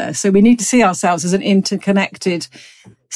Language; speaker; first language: English; native; English